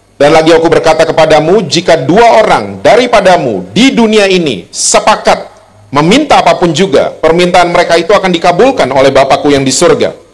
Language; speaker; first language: Indonesian; native; Indonesian